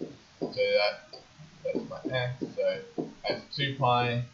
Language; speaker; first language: English; native; English